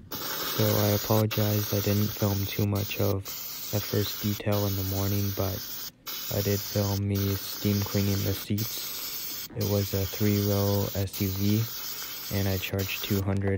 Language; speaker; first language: English; native; English